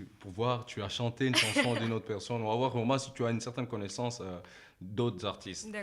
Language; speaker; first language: French; non-native, local second language; Lingala